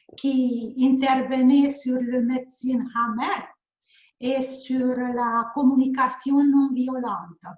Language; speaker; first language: French; non-native, learner; Hungarian